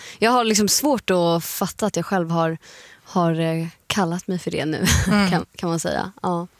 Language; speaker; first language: Swedish; native; Swedish